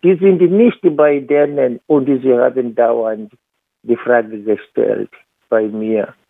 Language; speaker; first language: German; non-native, fluent; Swahili